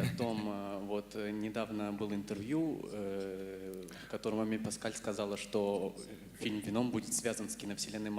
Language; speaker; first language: Russian; native; Russian